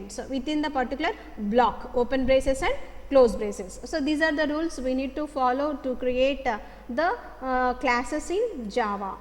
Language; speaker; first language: English; non-native, local second language; Telugu